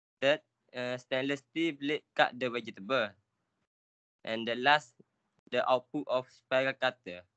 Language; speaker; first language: English; non-native, learner; Malay